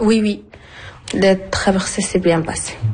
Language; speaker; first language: French; non-native, learner; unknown